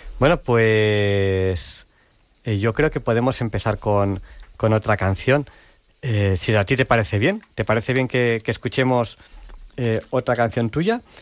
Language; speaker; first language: Spanish; native; Spanish